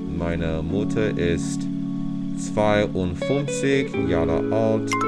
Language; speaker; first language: German; non-native, learner; English